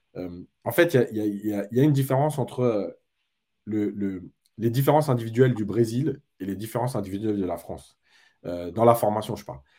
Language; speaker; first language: French; native; French